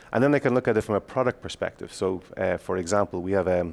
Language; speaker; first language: English; native; English